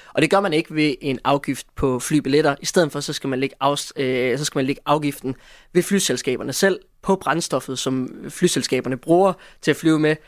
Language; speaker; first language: Danish; native; Danish